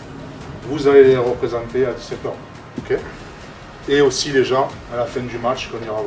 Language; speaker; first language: French; native; French